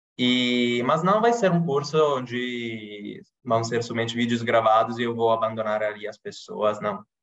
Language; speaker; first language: Portuguese; non-native, fluent; Italian